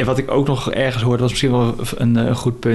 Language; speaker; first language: Dutch; native; Dutch